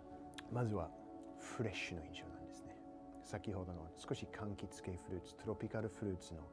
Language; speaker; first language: Japanese; non-native, fluent; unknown